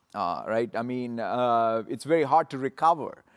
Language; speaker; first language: English; non-native, local second language; Telugu